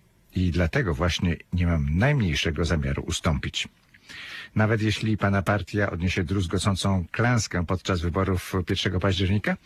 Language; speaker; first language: Polish; native; Polish